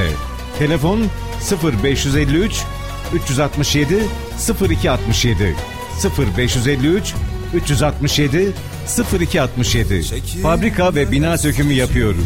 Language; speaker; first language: Turkish; native; Turkish